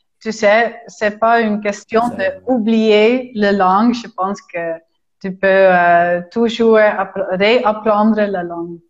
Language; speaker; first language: French; non-native, fluent; Dutch